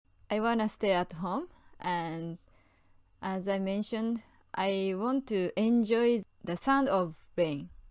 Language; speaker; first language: English; non-native, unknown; Japanese